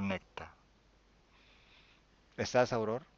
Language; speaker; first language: Spanish; non-native, fluent; Italian